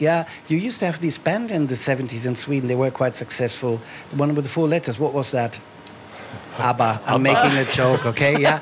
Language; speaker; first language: English; non-native, fluent; German